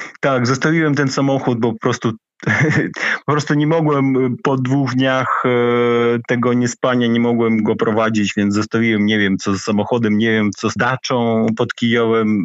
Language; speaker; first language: Polish; non-native, fluent; Ukrainian